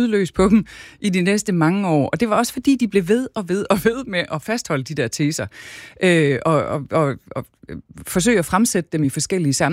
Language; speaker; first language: Danish; native; Danish